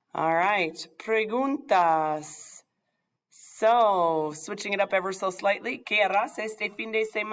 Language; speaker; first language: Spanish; non-native, fluent; English